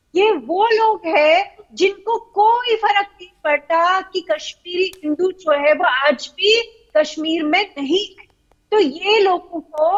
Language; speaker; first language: Hindi; native; Hindi